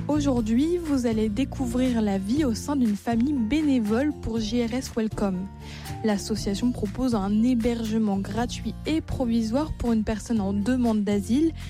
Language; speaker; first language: French; native; French